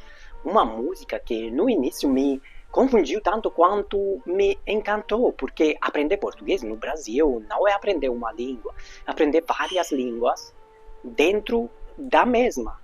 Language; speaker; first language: Portuguese; non-native, fluent; Hungarian